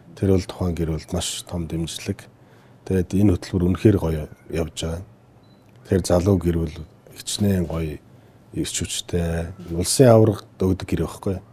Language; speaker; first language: Mongolian; native; Mongolian